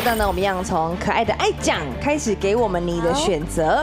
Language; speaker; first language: Chinese; native; Chinese